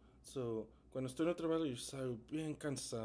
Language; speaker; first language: Portuguese; non-native, learner; English